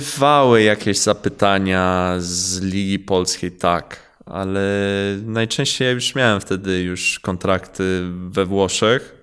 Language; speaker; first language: Polish; early bilingual, heritage; Polish